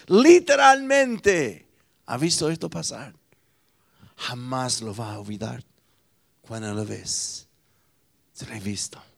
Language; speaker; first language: Spanish; non-native, fluent; English